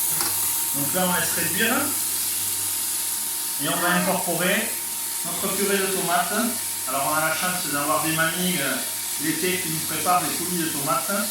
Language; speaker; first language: French; native; French